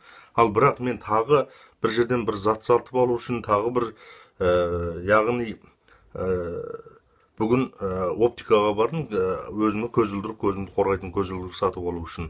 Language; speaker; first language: Kazakh; early bilingual, heritage; Kazakh